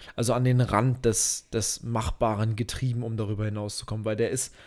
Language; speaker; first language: German; native; German